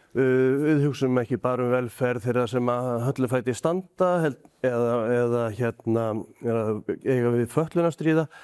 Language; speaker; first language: Icelandic; native; Icelandic